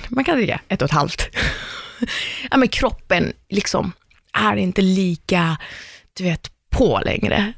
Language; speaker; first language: Swedish; early bilingual, other home language; Persian